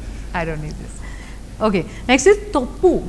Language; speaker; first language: Telugu; non-native, learner; Hindi